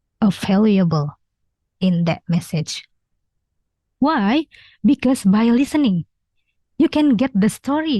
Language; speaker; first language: English; non-native, learner; Indonesian